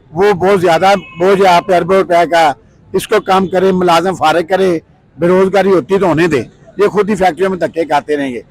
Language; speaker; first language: Urdu; non-native, local second language; Punjabi